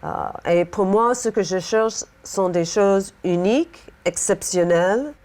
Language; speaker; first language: French; non-native, fluent; English